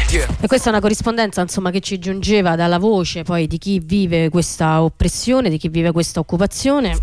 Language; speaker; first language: Italian; native; Italian